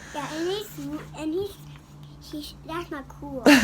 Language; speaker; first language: English; native; English